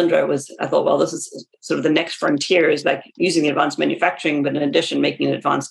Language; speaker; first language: English; native; English